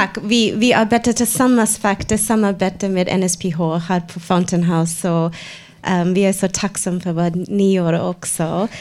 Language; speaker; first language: Swedish; non-native, fluent; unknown